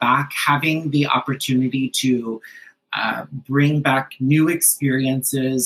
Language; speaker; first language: English; early bilingual, other home language; Spanish